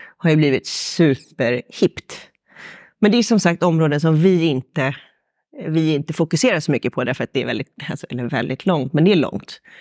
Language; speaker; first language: Swedish; native; Swedish